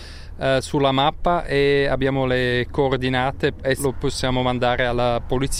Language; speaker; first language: Italian; non-native, local second language; German